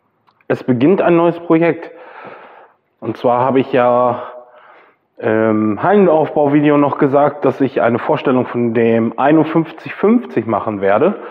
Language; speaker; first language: German; native; German